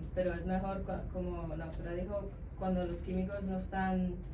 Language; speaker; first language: Spanish; early bilingual, heritage; Spanish